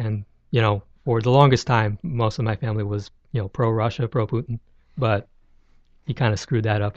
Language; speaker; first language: English; native; English